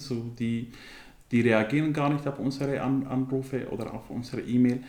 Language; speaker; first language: German; non-native, fluent; Kurdish